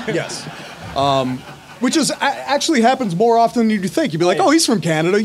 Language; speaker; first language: English; native; English